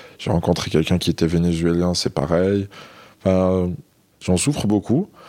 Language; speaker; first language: French; non-native, local second language; Arabic